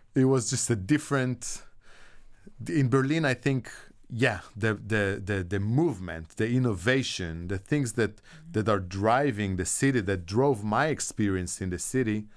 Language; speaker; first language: English; non-native, fluent; Hebrew